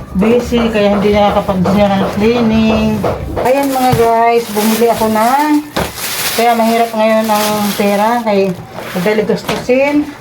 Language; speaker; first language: Filipino; native; Filipino